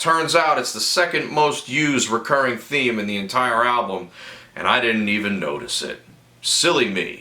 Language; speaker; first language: English; native; English